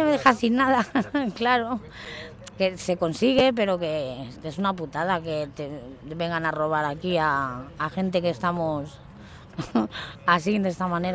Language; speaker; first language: Spanish; native; Spanish